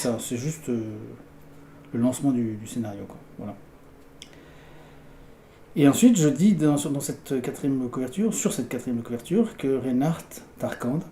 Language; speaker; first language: French; native; French